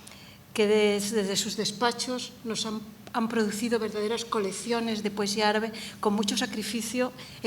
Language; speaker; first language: Spanish; native; Spanish